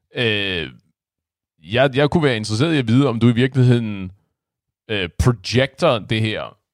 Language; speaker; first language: Danish; native; Danish